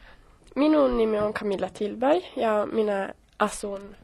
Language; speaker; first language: Finnish; non-native, learner; Swedish